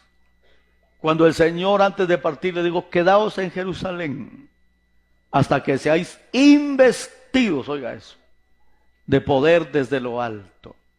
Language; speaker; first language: Spanish; native; Spanish